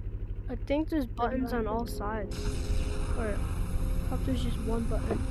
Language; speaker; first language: English; native; English